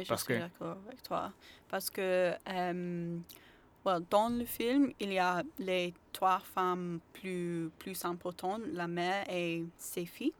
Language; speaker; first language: French; non-native, learner; English